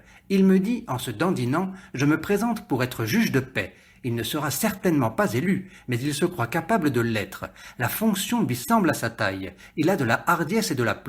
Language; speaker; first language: French; native; French